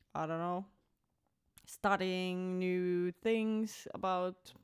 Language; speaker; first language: English; non-native, fluent; Finnish